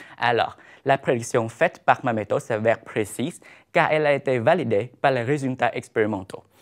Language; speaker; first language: French; non-native, fluent; Vietnamese